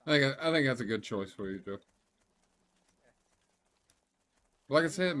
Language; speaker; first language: English; native; English